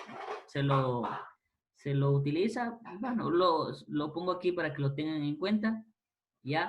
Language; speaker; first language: Spanish; native; Spanish